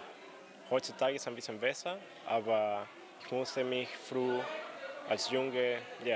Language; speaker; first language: German; non-native, fluent; Spanish